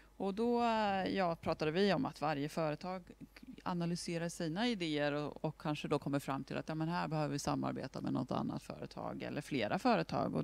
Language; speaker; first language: Swedish; native; Swedish